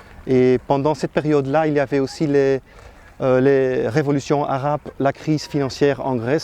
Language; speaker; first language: French; non-native, local second language; Dutch